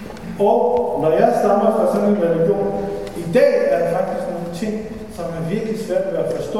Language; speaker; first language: Danish; non-native, fluent; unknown